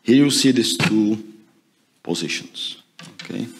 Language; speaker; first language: English; non-native, fluent; Czech